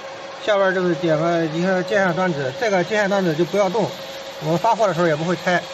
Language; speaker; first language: Chinese; native; Chinese